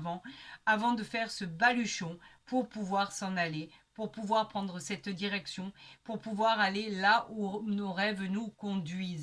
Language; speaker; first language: French; native; French